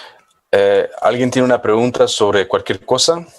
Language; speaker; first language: Spanish; non-native, fluent; English